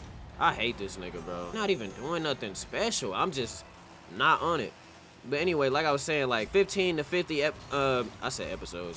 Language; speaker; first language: English; native; English